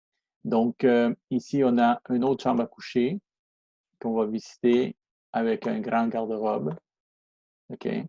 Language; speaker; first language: French; non-native, fluent; Spanish